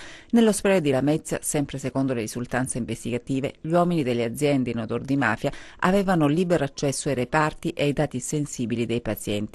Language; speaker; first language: Italian; native; Italian